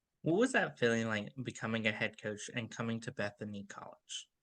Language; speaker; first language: English; native; English